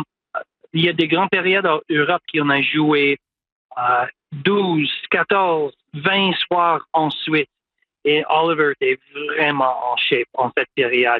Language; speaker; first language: French; non-native, local second language; English